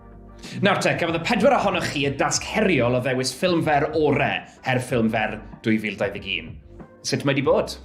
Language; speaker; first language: Welsh; native; Welsh